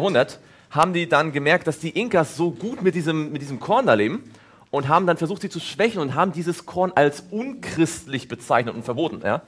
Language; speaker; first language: German; native; German